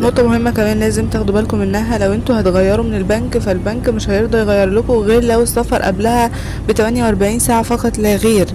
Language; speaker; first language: Arabic; native; Arabic